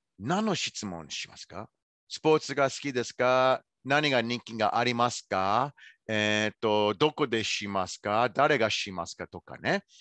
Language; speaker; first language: Japanese; non-native, fluent; English